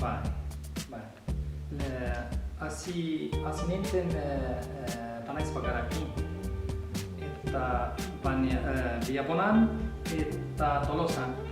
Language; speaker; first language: Basque; non-native, learner; Arabic